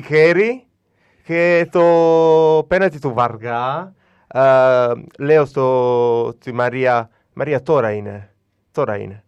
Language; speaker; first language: Greek; non-native, learner; Italian